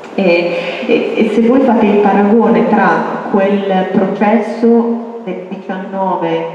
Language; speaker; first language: Italian; native; Italian